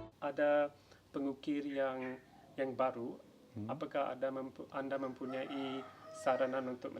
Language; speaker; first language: Indonesian; non-native, fluent; English